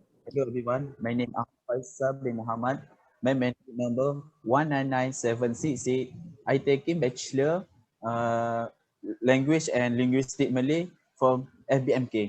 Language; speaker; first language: English; non-native, learner; Malay